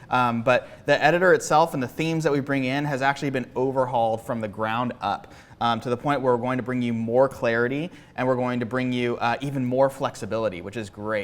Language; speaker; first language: English; native; English